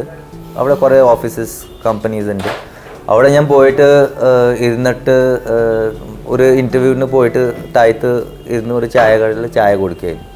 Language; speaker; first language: Malayalam; early bilingual, heritage; Malayalam